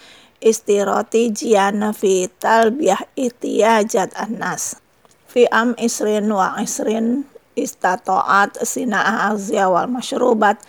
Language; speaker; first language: Arabic; non-native, fluent; Indonesian